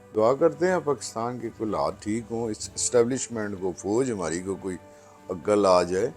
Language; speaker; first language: Urdu; non-native, local second language; Pahari-Potwari